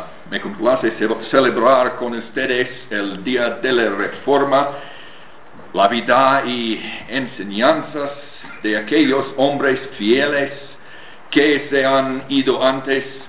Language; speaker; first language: Spanish; non-native, learner; English